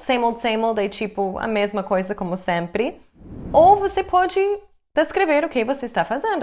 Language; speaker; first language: Portuguese; non-native, fluent; English